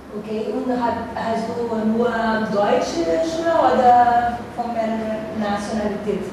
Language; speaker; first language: German; non-native, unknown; Portuguese